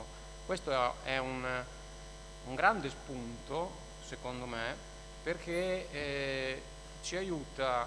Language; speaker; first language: Italian; native; Italian